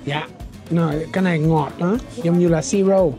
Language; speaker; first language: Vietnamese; non-native, learner; English